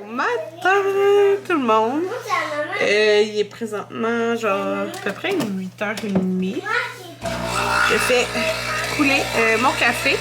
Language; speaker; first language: French; native; French